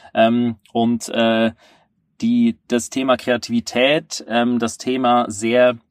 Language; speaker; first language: German; native; German